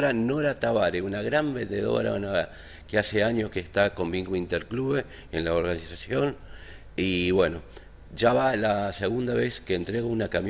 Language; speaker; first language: Spanish; native; Spanish